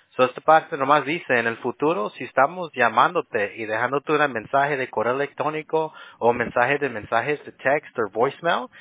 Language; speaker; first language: Spanish; non-native, learner; English